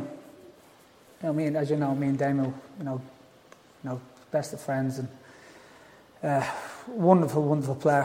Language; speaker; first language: English; native; English